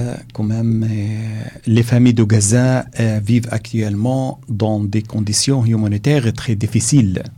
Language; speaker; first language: French; non-native, learner; Arabic